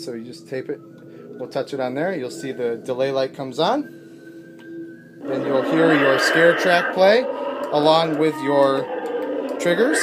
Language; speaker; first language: English; native; English